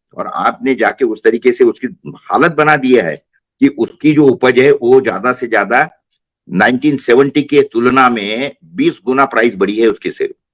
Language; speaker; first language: Hindi; non-native, local second language; Marathi